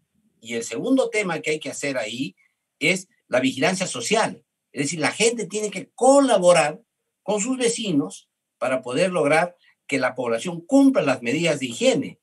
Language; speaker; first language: Spanish; native; Spanish